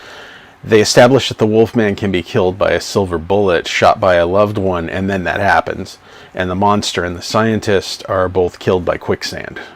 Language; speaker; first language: English; native; English